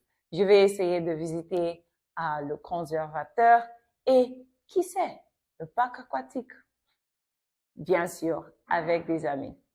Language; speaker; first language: French; non-native, fluent; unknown